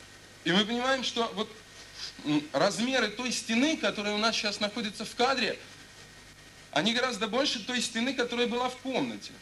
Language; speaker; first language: Russian; native; Russian